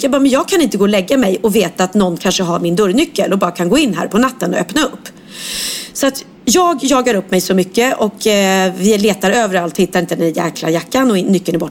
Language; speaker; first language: Swedish; native; Swedish